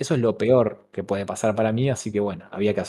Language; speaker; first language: Spanish; native; Spanish